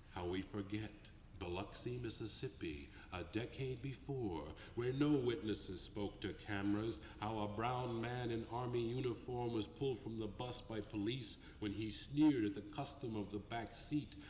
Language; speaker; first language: English; native; English